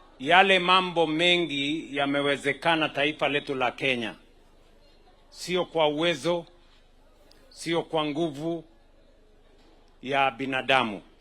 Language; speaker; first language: Swahili; non-native, local second language; Kalenjin